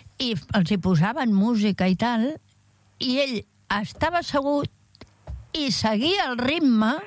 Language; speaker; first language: Catalan; native; Catalan